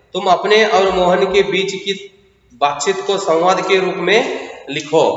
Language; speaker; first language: Hindi; non-native, local second language; Kannada